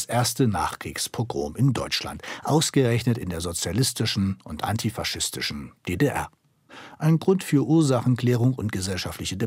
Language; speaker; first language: German; native; German